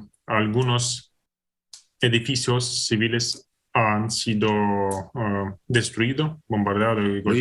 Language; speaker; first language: Spanish; non-native, fluent; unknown